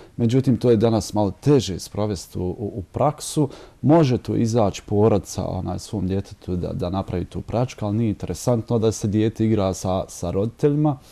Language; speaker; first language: Croatian; native; Croatian